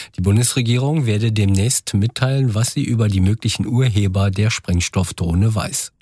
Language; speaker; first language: German; native; German